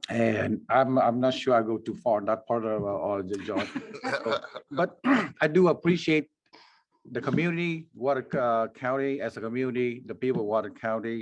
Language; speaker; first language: English; non-native, fluent; Vietnamese